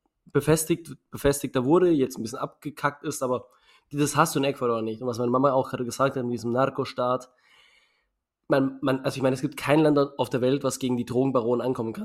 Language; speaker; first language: German; native; German